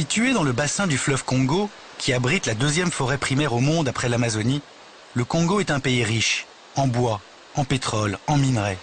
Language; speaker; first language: French; native; French